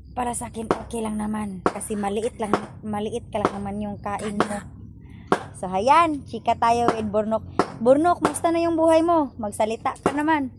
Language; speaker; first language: Filipino; non-native, local second language; Cebuano